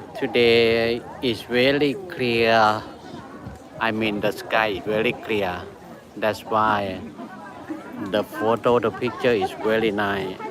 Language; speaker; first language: English; non-native, learner; Thai